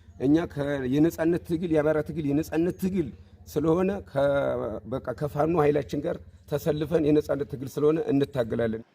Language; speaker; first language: Amharic; native; Amharic